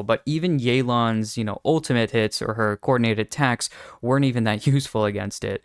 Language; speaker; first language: English; native; English